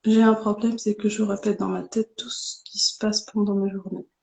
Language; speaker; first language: French; non-native, local second language; Arabic